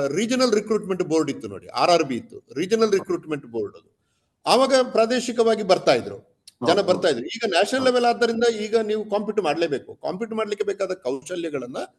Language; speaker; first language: Kannada; native; Kannada